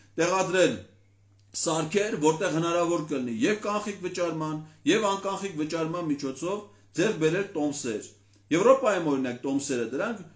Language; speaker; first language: Armenian; native; Armenian